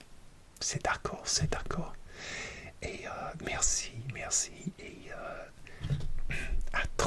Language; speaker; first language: French; non-native, learner; English